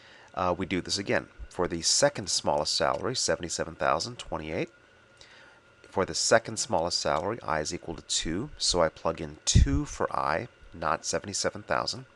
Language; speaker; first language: English; native; English